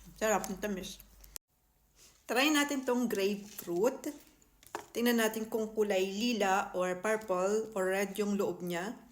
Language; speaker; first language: Filipino; non-native, local second language; Bikol